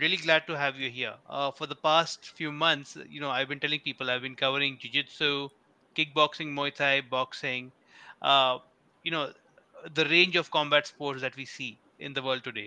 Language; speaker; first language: English; non-native, local second language; Hindi